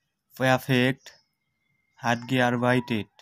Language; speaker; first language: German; non-native, fluent; Bangla